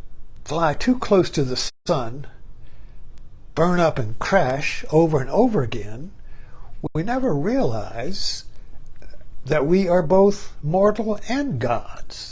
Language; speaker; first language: English; native; English